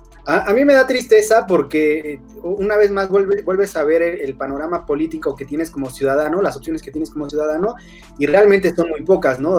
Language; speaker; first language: Spanish; native; Spanish